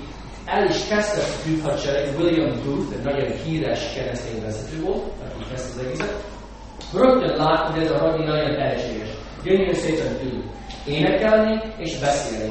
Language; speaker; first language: Hungarian; non-native, fluent; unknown